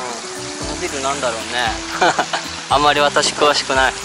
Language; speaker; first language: Japanese; native; Japanese